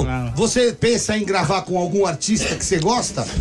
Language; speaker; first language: Portuguese; native; Portuguese